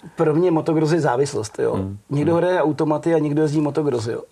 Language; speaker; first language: Czech; native; Czech